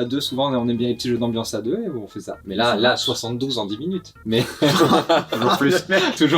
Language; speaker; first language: French; native; French